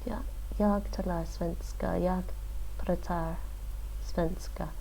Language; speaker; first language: Swedish; non-native, learner; English